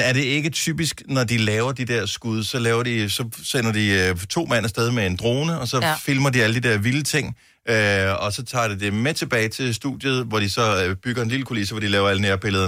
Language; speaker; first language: Danish; native; Danish